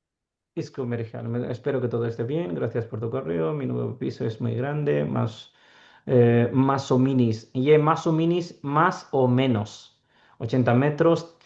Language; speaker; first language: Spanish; non-native, learner; Urdu